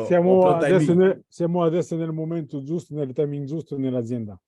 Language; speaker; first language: Italian; non-native, fluent; French